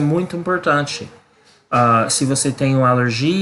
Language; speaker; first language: Portuguese; non-native, learner; English